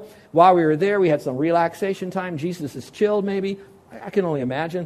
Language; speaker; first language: English; native; English